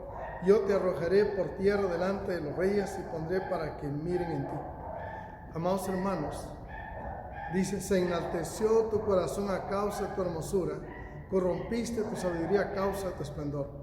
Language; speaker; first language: Spanish; native; Spanish